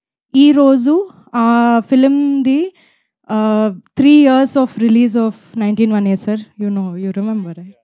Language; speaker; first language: Telugu; non-native, fluent; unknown